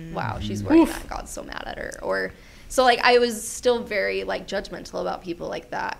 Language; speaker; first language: English; native; English